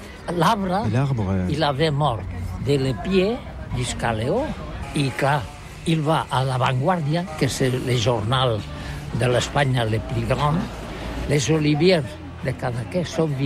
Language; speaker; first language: French; non-native, learner; Catalan